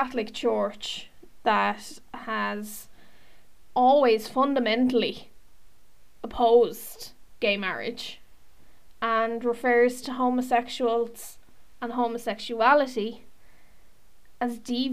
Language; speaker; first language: English; native; English